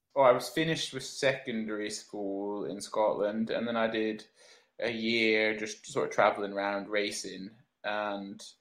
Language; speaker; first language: English; native; English